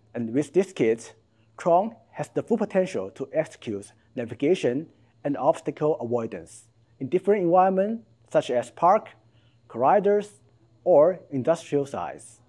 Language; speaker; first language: English; non-native, fluent; Chinese